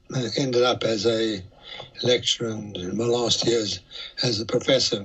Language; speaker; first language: English; native; English